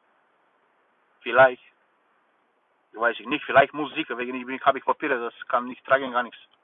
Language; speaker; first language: German; non-native, learner; Bulgarian